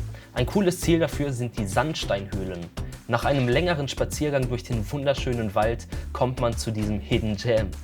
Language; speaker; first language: German; native; German